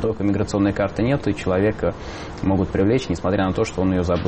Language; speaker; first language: Russian; native; Russian